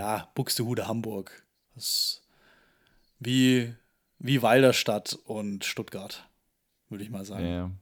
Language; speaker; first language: German; native; German